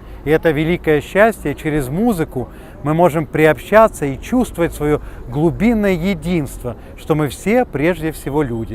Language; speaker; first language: Russian; native; Russian